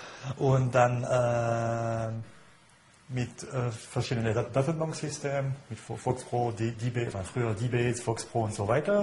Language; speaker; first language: German; non-native, fluent; French